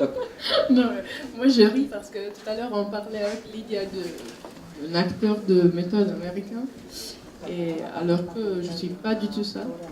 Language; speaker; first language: French; non-native, fluent; Italian